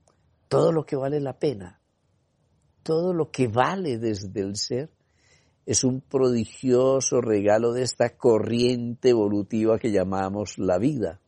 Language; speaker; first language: Spanish; native; Spanish